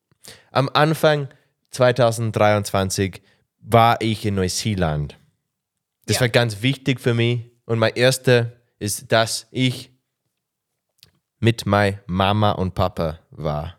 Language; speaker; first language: German; non-native, learner; English